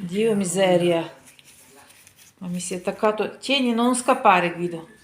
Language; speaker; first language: Italian; non-native, fluent; Ukrainian